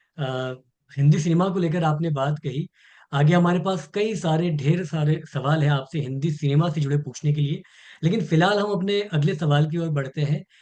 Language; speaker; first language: Hindi; native; Hindi